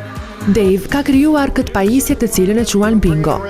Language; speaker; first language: Albanian; native; Albanian